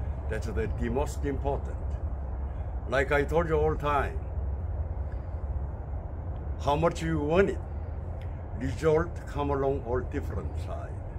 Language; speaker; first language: English; non-native, learner; Korean